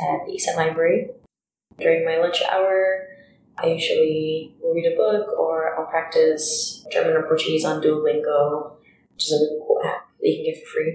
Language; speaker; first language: English; early bilingual, other home language; Spanish